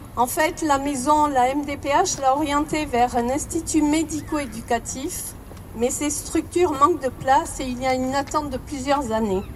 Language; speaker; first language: French; native; French